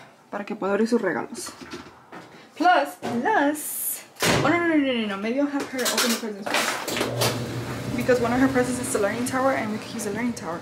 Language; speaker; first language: English; early bilingual, other home language; Spanish